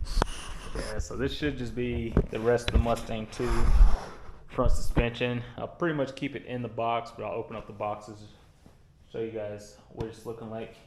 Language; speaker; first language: English; native; English